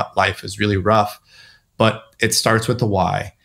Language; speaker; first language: English; native; English